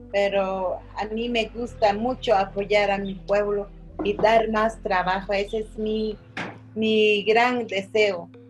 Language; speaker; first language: Spanish; non-native, local second language; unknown